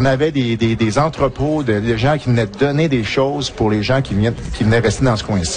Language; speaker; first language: French; native; French